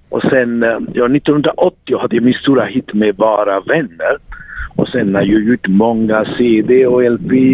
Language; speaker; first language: Swedish; non-native, fluent; Italian